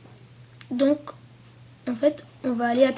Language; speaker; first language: French; native; French